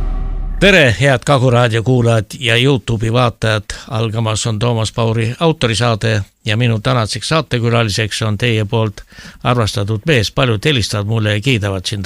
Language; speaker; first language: Estonian; native; Estonian